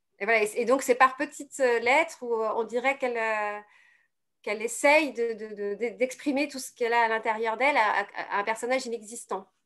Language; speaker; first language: French; native; French